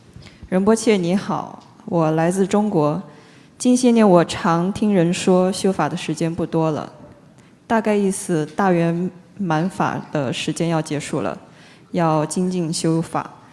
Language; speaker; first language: Chinese; native; Chinese